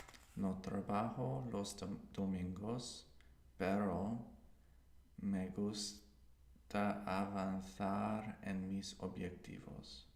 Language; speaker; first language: Spanish; non-native, learner; English